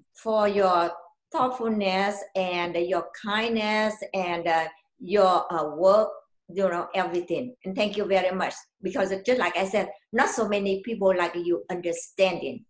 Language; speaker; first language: English; non-native, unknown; Vietnamese